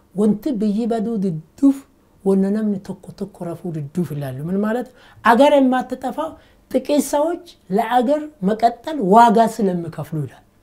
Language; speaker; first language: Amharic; non-native, local second language; Oromo